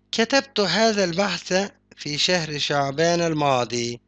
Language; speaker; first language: Arabic; non-native, fluent; Turkish